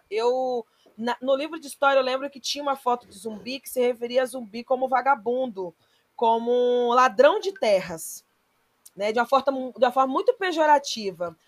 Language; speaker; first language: Portuguese; native; Portuguese